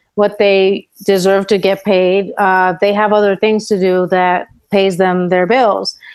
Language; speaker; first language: English; early bilingual, other home language; Spanish